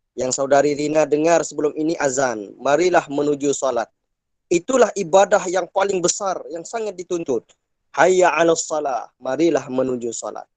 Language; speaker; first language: Malay; non-native, local second language; Iban